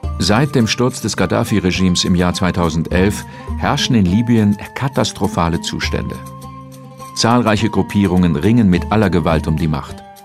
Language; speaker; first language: German; native; German